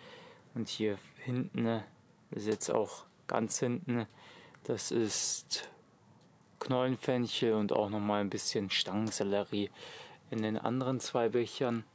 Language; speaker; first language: German; native; German